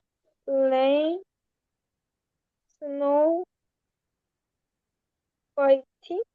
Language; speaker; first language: English; non-native, learner; Korean